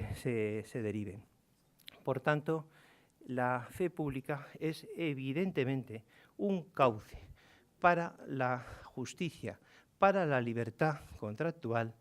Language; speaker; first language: Spanish; native; Spanish